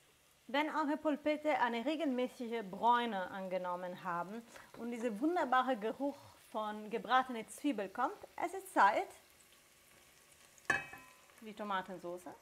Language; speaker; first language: German; non-native, fluent; Italian